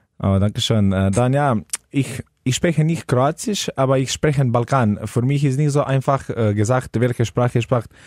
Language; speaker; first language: German; non-native, learner; Slovenian